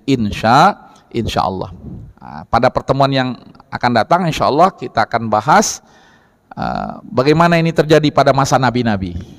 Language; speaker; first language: Indonesian; non-native, local second language; Minangkabau